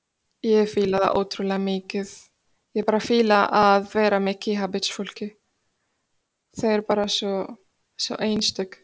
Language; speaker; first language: Icelandic; non-native, fluent; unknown